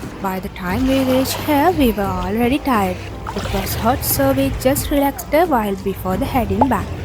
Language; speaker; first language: English; non-native, fluent; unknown